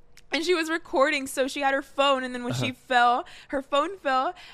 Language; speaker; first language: English; early bilingual, other home language; Spanish